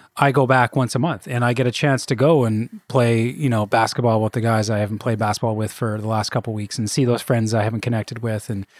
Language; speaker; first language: English; native; English